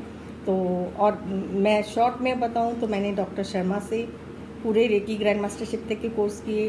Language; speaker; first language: Hindi; native; Hindi